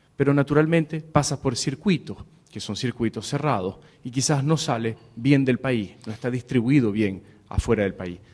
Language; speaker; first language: Spanish; native; Spanish